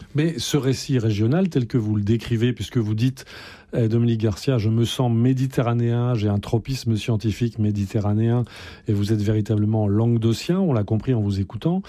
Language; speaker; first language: French; native; French